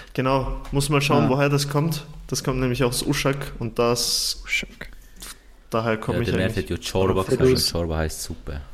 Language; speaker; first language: German; early bilingual, other home language; Turkish